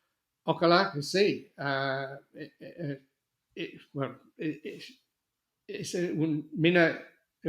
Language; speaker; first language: Spanish; non-native, fluent; English